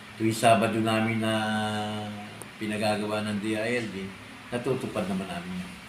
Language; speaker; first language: Filipino; native; Filipino